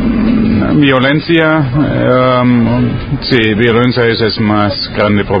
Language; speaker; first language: Spanish; non-native, learner; German